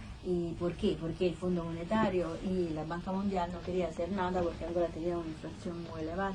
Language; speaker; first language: Spanish; non-native, fluent; Italian